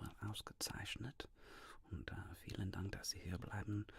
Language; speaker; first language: German; non-native, learner; English